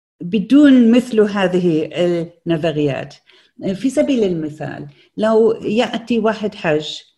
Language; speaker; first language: Arabic; non-native, fluent; German